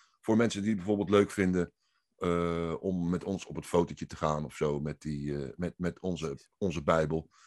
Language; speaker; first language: Dutch; native; Dutch